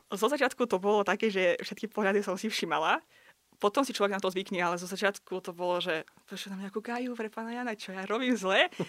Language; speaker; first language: Slovak; non-native, fluent; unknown